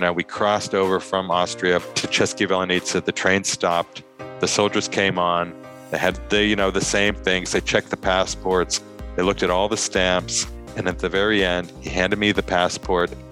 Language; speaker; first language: English; native; English